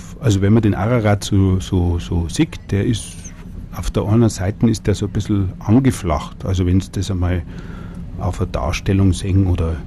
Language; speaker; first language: German; native; German